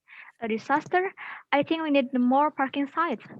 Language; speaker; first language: English; non-native, learner; Indonesian